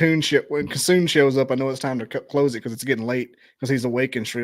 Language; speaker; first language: English; native; English